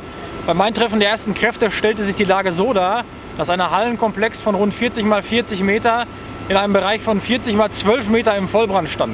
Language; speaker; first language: German; native; German